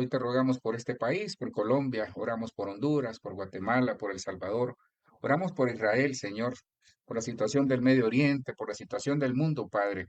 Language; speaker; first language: Spanish; native; Spanish